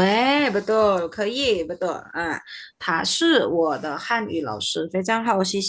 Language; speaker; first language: Chinese; non-native, fluent; Indonesian